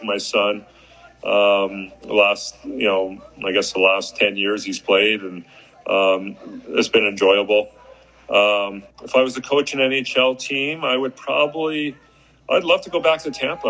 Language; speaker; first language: English; native; English